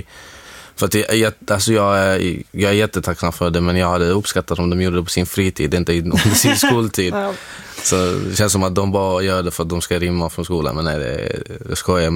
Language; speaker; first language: Swedish; non-native, fluent; Arabic